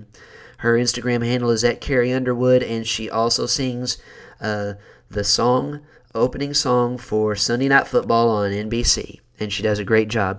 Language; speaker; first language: English; native; English